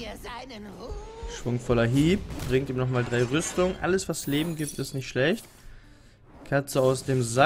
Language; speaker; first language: German; native; German